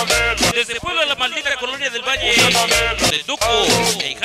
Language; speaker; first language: Spanish; native; Spanish